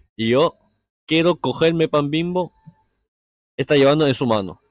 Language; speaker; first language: Spanish; non-native, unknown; Chinese